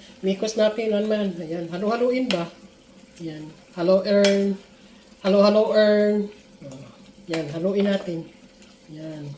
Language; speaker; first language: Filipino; non-native, local second language; Cebuano